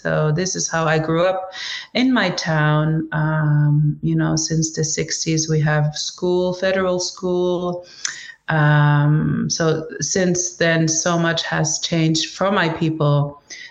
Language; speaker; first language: English; non-native, fluent; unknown